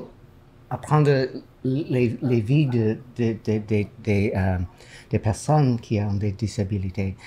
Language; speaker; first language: French; non-native, learner; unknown